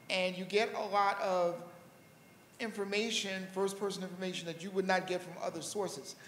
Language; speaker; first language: English; native; English